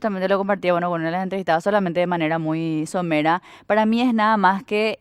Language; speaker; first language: Spanish; native; Spanish